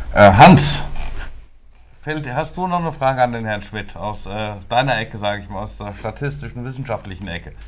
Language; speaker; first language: German; native; German